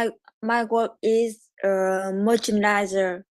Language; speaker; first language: English; non-native, learner; Vietnamese